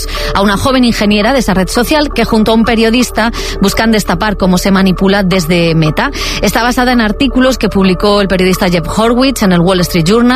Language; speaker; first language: Spanish; native; Spanish